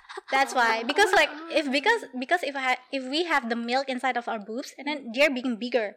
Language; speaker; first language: English; non-native, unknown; Indonesian